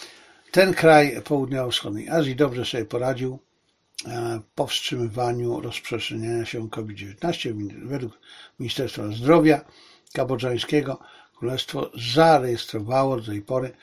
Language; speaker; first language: Polish; native; Polish